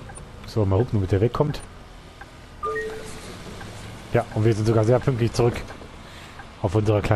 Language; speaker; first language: German; native; German